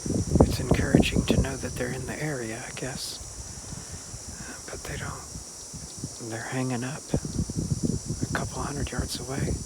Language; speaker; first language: English; native; English